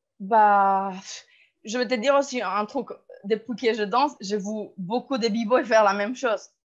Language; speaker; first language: French; non-native, fluent; Spanish